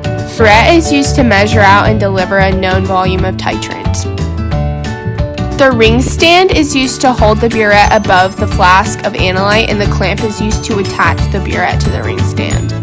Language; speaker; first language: English; native; English